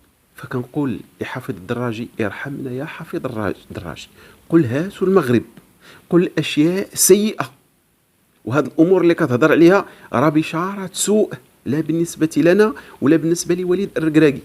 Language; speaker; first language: Arabic; native; Arabic